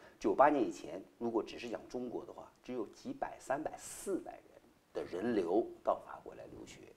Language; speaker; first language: Chinese; native; Chinese